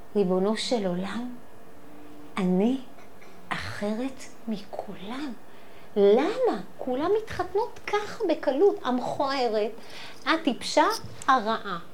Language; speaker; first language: Hebrew; native; Hebrew